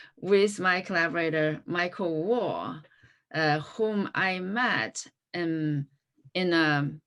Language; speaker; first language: English; non-native, fluent; Chinese